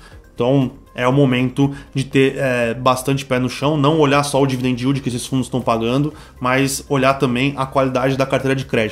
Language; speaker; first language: Portuguese; native; Portuguese